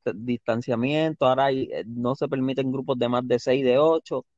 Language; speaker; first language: Spanish; native; Spanish